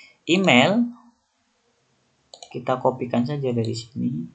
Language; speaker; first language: Indonesian; native; Indonesian